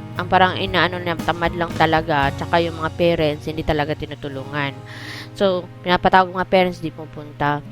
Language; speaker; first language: Filipino; non-native, local second language; Cebuano